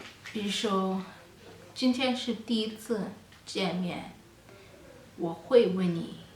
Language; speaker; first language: Chinese; non-native, fluent; Kalenjin